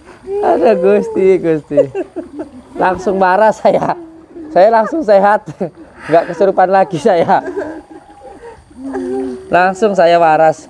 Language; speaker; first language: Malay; non-native, local second language; Javanese